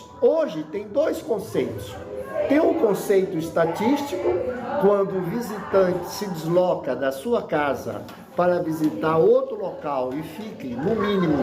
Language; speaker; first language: Portuguese; native; Portuguese